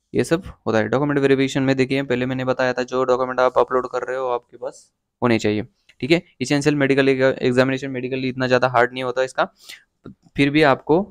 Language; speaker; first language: Hindi; non-native, local second language; Marathi